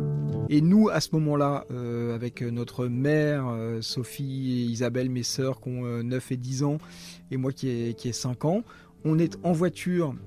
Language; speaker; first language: French; native; French